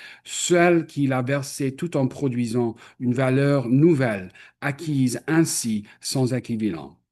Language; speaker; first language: French; non-native, fluent; English